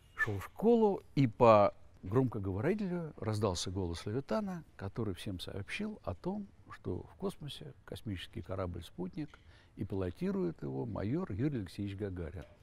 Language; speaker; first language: Russian; native; Russian